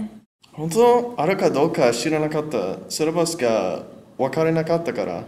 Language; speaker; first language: Japanese; non-native, learner; English